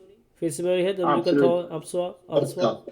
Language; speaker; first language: Swedish; non-native, learner; Urdu